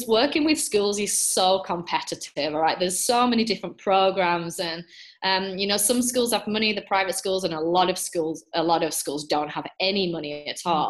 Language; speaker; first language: English; native; English